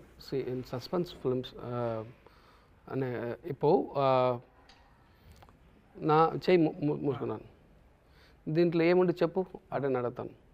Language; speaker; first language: Telugu; non-native, local second language; Tamil